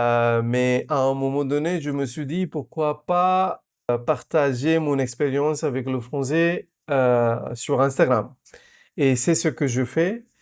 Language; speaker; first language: French; non-native, fluent; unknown